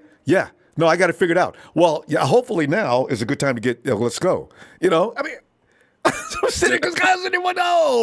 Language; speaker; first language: English; native; English